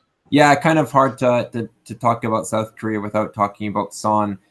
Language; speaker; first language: English; native; English